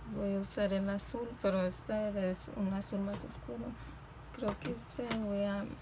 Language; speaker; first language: Spanish; early bilingual, heritage; Spanish